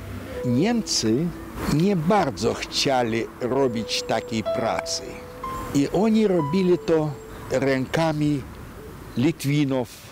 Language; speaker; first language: Polish; non-native, local second language; Yiddish